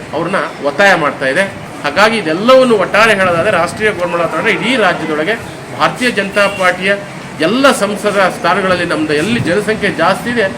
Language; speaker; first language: Kannada; non-native, local second language; Lambadi